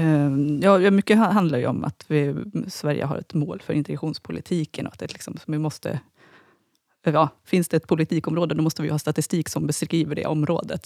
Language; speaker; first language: Swedish; native; Swedish